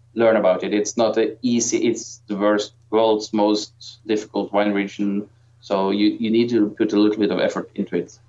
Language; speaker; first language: English; non-native, fluent; Norwegian